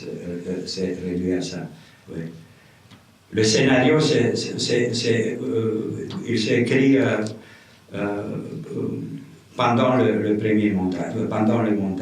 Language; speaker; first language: French; non-native, fluent; Romanian